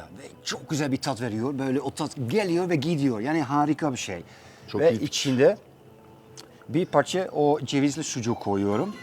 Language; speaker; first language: Turkish; non-native, fluent; Dutch